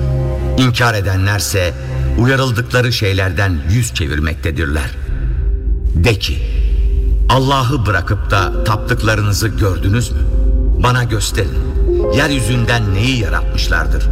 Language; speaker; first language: Turkish; native; Turkish